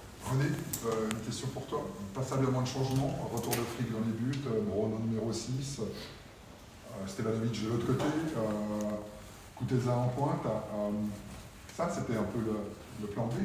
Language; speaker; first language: French; native; French